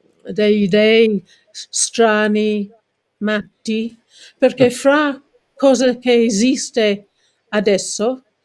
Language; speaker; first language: Italian; non-native, learner; English